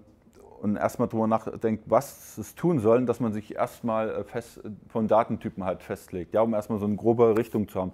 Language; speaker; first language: German; native; German